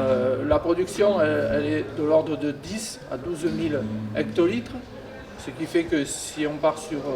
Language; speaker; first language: French; native; French